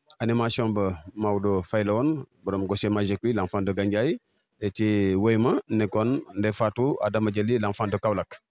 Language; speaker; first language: French; non-native, local second language; Wolof